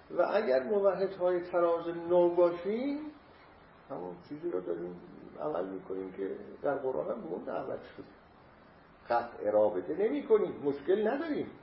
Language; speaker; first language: Persian; non-native, local second language; Azerbaijani